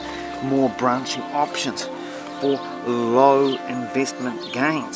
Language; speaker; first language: English; native; English